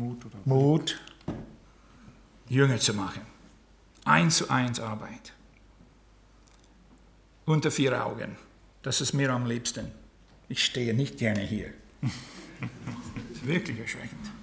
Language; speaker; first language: German; non-native, fluent; English